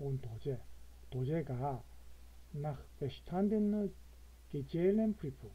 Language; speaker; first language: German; non-native, learner; Korean